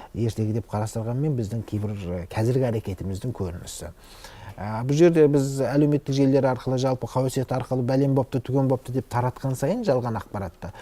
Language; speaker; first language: Kazakh; native; Kazakh